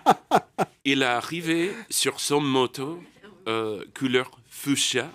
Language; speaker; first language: French; non-native, learner; English